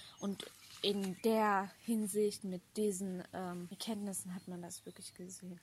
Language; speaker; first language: German; native; German